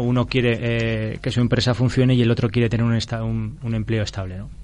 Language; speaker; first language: Spanish; native; Spanish